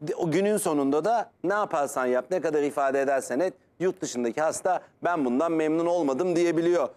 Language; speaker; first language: Turkish; native; Turkish